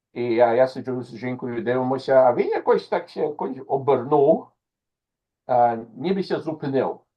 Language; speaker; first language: Ukrainian; early bilingual, other home language; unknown